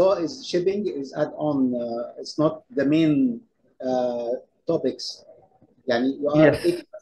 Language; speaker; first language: English; non-native, fluent; Arabic